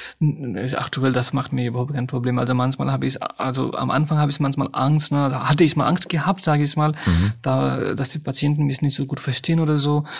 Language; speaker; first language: German; non-native, fluent; Nepali